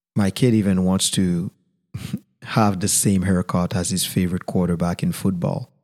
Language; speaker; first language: English; non-native, fluent; Haitian Creole